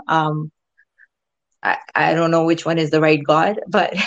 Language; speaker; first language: English; non-native, local second language; Urdu